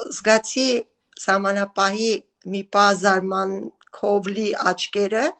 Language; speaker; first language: Armenian; native; Armenian